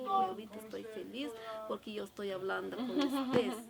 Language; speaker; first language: Spanish; non-native, local second language; Kaqchikel